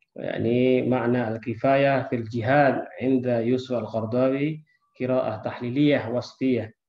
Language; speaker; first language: Arabic; non-native, fluent; Indonesian